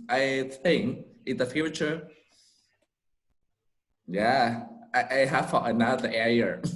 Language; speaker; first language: English; non-native, learner; Vietnamese